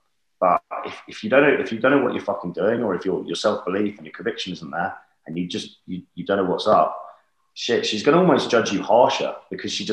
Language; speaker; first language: English; native; English